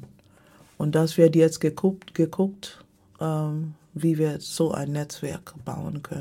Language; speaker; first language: German; non-native, fluent; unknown